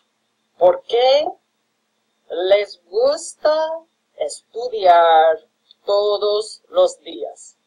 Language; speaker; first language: Spanish; non-native, fluent; English